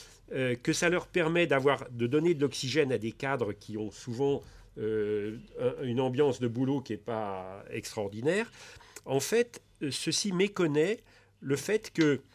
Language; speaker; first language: French; native; French